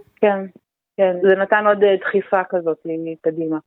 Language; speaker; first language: Hebrew; native; Hebrew